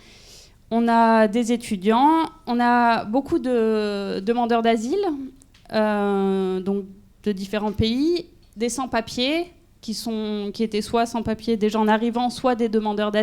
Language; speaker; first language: French; native; French